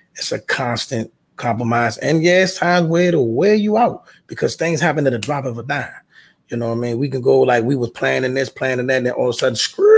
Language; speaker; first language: English; native; English